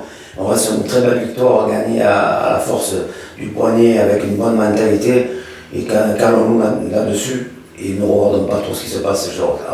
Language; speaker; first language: French; native; French